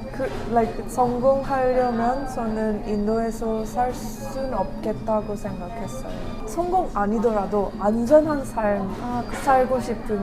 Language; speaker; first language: Korean; non-native, fluent; Hindi